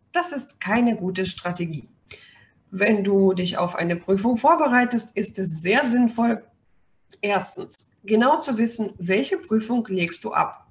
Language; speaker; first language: German; non-native, fluent; Russian